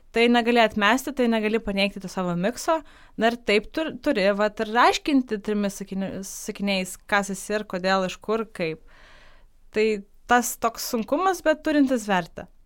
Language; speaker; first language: Lithuanian; non-native, local second language; Polish